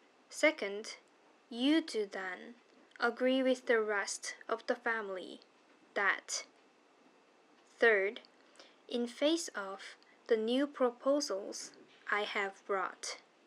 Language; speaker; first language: English; non-native, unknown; Korean